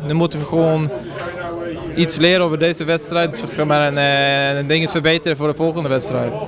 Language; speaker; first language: Dutch; non-native, fluent; Swedish